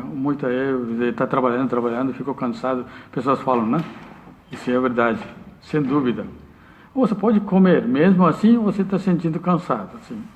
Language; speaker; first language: Portuguese; non-native, learner; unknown